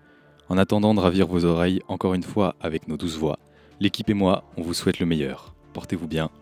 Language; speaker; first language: French; native; French